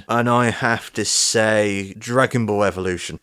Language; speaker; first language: English; native; English